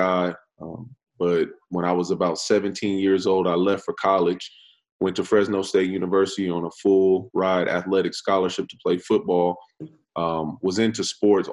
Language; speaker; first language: English; native; English